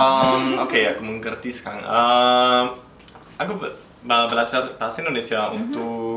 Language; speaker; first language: Indonesian; non-native, learner; German